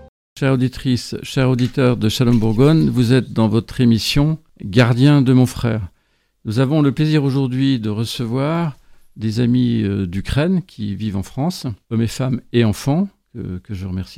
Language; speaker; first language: French; native; French